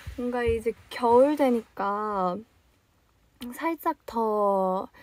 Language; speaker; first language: Korean; early bilingual, other home language; English